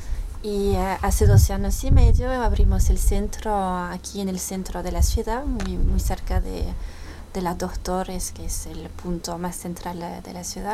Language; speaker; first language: Spanish; early bilingual, heritage; French